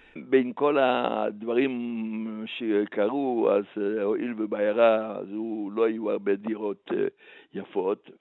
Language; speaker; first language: Hebrew; non-native, fluent; Slovak